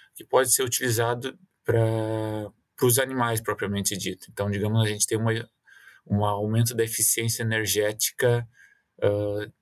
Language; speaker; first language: Portuguese; native; Portuguese